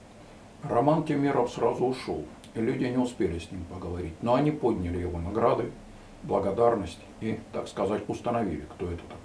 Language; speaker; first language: Russian; native; Russian